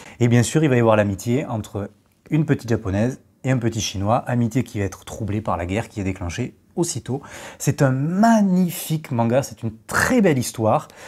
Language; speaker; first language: French; native; French